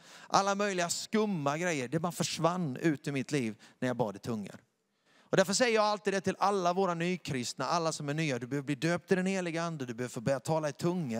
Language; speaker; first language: Swedish; native; Swedish